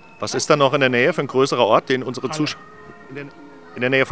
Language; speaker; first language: German; native; German